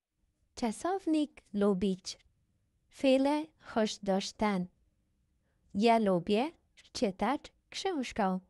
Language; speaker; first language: Polish; non-native, fluent; Persian